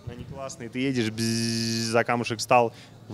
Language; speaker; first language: Russian; native; Russian